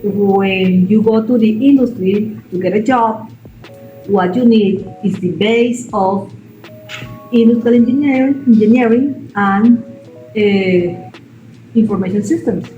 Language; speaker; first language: English; non-native, learner; Spanish